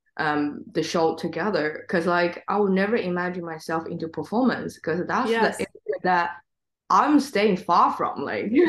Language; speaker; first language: English; non-native, fluent; Chinese